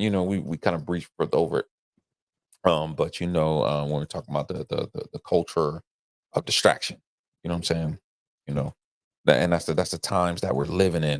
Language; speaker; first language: English; native; English